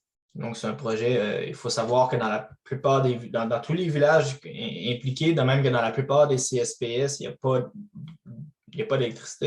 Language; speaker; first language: French; native; French